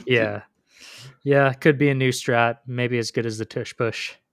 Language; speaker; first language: English; native; English